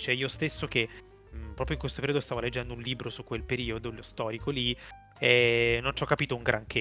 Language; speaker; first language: Italian; native; Italian